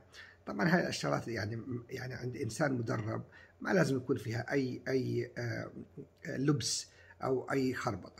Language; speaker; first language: Arabic; native; Arabic